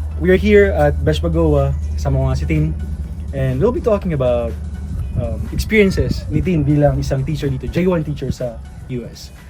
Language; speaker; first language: Filipino; native; Filipino